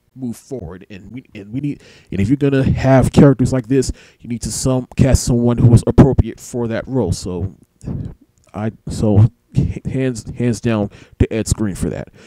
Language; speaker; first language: English; native; English